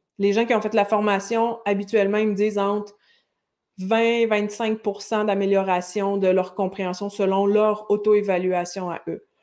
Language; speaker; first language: French; native; French